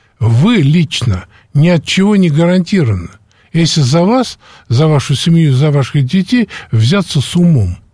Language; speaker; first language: Russian; native; Russian